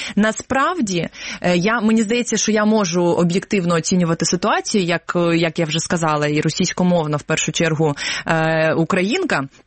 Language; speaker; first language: Ukrainian; non-native, local second language; Russian